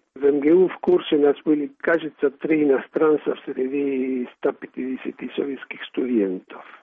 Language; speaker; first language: Russian; non-native, fluent; Spanish